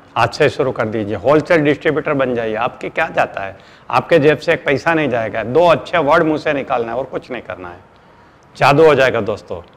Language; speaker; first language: Hindi; non-native, local second language; Gujarati